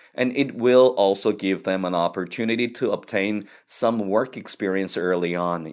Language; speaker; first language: English; non-native, fluent; Korean